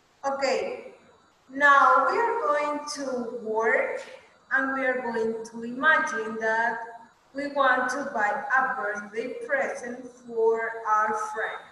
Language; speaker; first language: English; non-native, fluent; Spanish